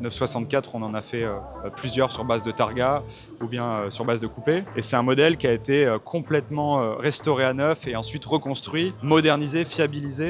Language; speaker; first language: French; native; French